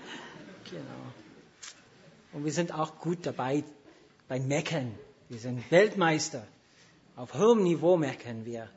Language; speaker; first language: German; non-native, fluent; English